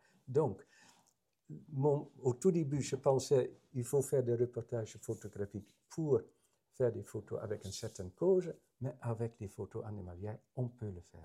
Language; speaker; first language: French; non-native, fluent; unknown